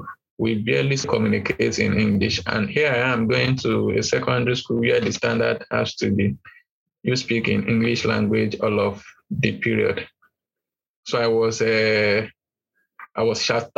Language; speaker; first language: English; non-native, local second language; Yoruba